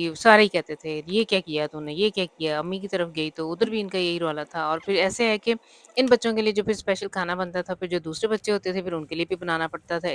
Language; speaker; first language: Urdu; non-native, local second language; Punjabi